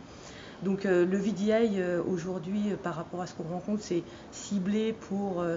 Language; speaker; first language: French; native; French